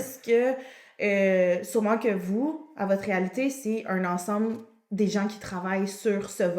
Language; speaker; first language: French; native; French